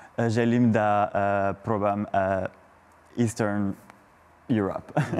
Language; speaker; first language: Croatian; non-native, learner; French